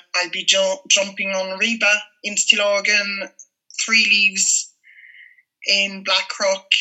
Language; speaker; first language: English; non-native, fluent; French